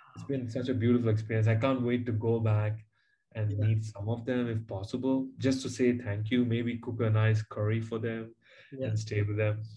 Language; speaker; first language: English; non-native, local second language; Tamil